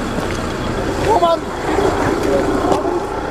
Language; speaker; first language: German; native; German